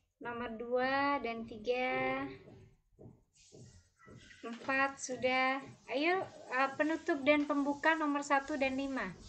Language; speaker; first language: Indonesian; native; Indonesian